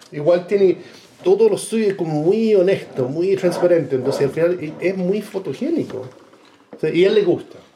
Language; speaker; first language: Spanish; non-native, fluent; English